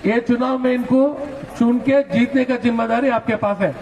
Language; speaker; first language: Hindi; non-native, local second language; Telugu